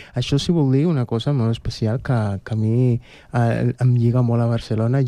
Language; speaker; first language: Catalan; non-native, fluent; Spanish